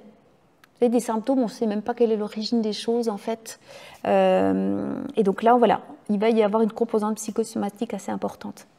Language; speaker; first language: French; native; French